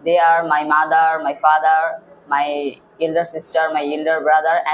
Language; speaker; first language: English; non-native, learner; Bangla